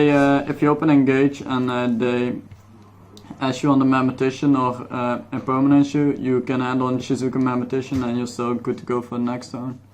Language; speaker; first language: English; non-native, fluent; Dutch